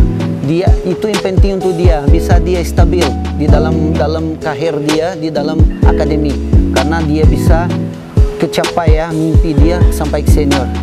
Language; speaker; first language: Indonesian; non-native, fluent; Portuguese